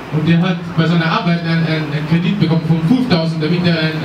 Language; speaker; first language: German; non-native, learner; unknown